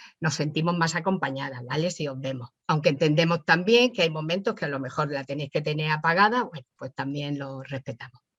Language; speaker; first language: Spanish; native; Spanish